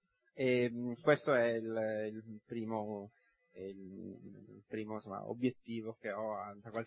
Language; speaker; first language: Italian; native; Italian